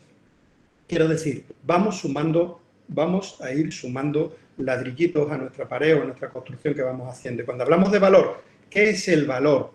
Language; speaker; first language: Spanish; native; Spanish